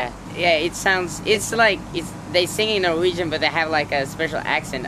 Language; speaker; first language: English; non-native, fluent; Norwegian